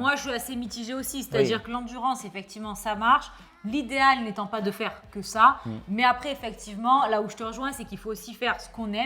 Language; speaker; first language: French; native; French